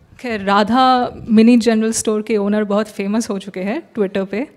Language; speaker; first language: Hindi; native; Hindi